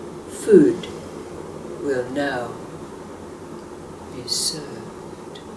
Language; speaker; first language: English; native; English